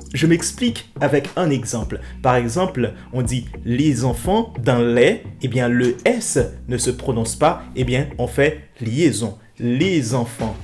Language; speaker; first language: French; non-native, local second language; Haitian Creole